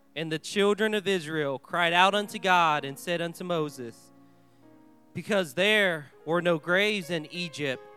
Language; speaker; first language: English; early bilingual, other home language; Vietnamese